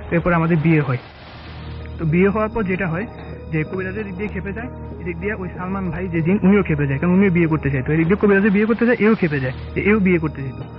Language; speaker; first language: Bangla; native; Bangla